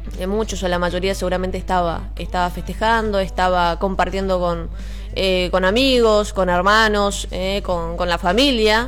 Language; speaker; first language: Spanish; native; Spanish